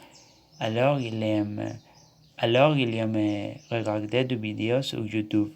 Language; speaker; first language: French; non-native, learner; Spanish